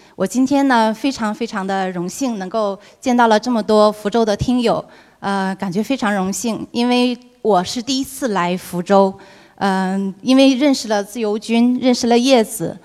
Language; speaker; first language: Chinese; native; Chinese